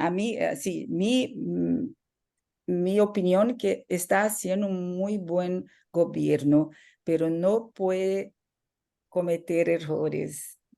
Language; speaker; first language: Spanish; non-native, fluent; Portuguese